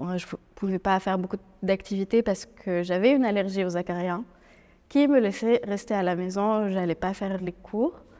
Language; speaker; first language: French; non-native, local second language; Arabic